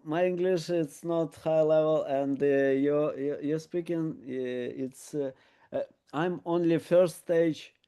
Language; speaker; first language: English; non-native, learner; Ukrainian